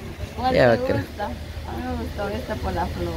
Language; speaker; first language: Spanish; native; Spanish